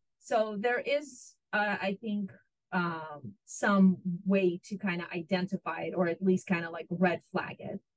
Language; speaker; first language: English; non-native, fluent; Russian